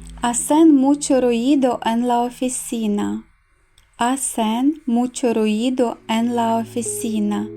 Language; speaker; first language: Spanish; non-native, fluent; Ukrainian